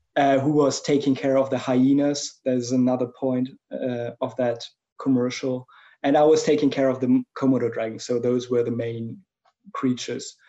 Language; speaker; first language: English; non-native, fluent; German